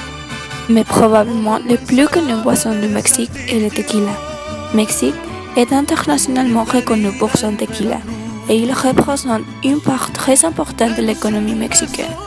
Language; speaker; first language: French; non-native, learner; Spanish